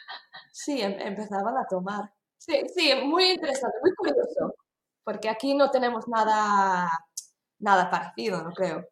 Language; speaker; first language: Spanish; non-native, fluent; English